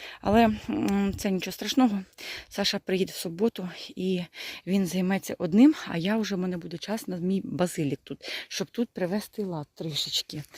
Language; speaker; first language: Ukrainian; non-native, local second language; Russian